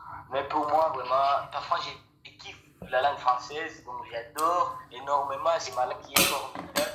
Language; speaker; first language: French; non-native, local second language; Rundi